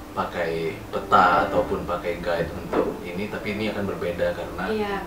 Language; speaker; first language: English; non-native, learner; Indonesian